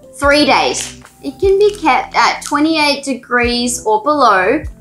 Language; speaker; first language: English; native; English